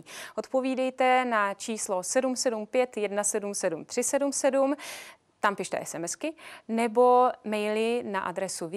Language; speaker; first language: Czech; native; Czech